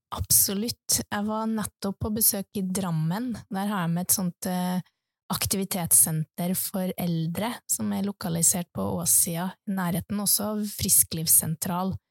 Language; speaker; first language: Norwegian; native; Norwegian